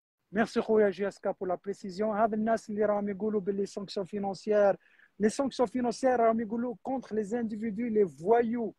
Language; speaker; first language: French; non-native, local second language; Arabic